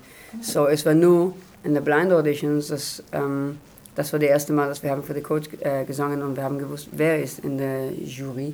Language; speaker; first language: German; non-native, learner; Hebrew